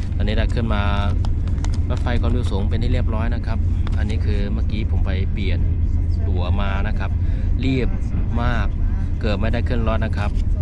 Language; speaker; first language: Thai; non-native, fluent; Chinese